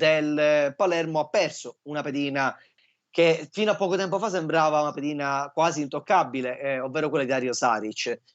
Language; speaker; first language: Italian; native; Italian